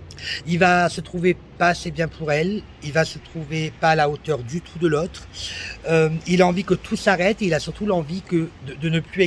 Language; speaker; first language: French; native; French